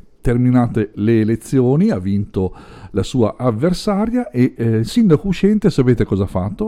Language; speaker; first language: Italian; native; Italian